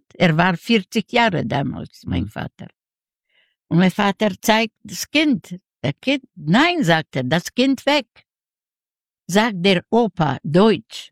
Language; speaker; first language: German; non-native, learner; Yiddish